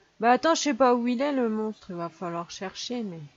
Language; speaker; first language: French; native; French